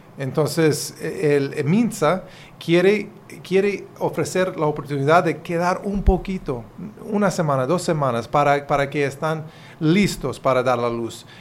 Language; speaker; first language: Spanish; non-native, fluent; English